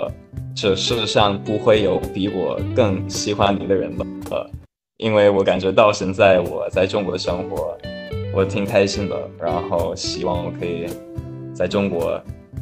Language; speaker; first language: Chinese; non-native, fluent; English